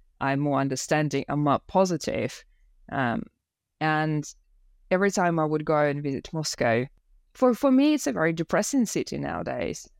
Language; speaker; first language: English; non-native, fluent; Russian